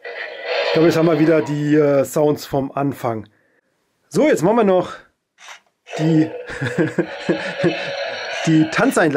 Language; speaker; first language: German; native; German